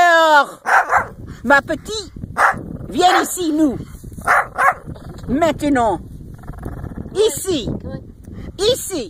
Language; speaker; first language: French; non-native, learner; English